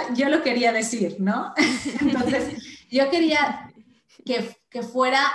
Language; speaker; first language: Spanish; native; Spanish